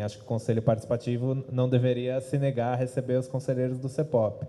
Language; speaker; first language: Portuguese; native; Portuguese